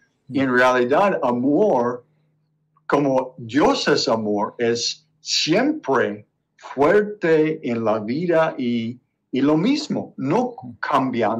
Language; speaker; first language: Spanish; non-native, learner; English